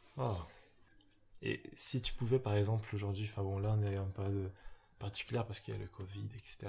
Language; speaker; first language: French; early bilingual, other home language; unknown